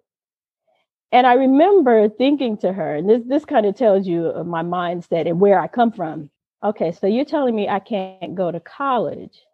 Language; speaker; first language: English; native; English